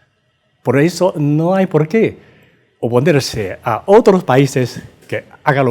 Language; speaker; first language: Spanish; non-native, fluent; Chinese